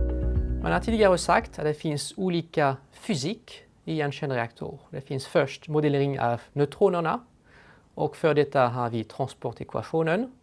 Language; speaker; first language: Swedish; non-native, fluent; French